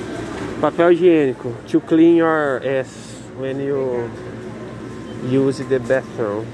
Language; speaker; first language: English; non-native, learner; Portuguese